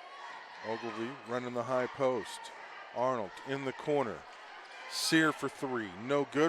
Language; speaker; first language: English; native; English